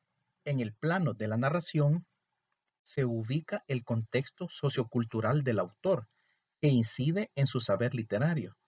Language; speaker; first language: Spanish; native; Spanish